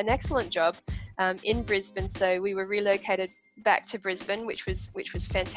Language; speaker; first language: English; native; English